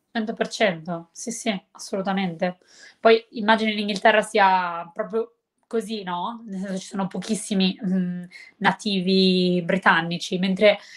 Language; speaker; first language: Italian; native; Italian